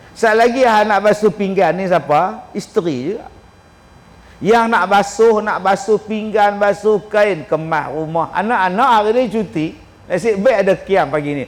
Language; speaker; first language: Malay; native; Malay